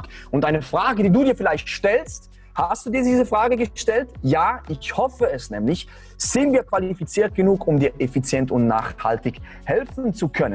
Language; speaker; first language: German; native; German